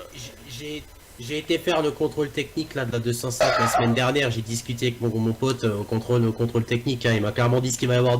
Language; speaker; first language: French; native; French